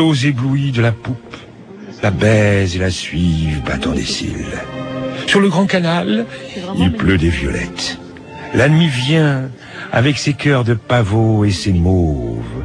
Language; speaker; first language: French; native; French